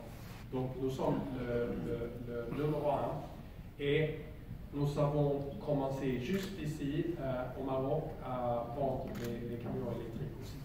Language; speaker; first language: French; non-native, learner; Swedish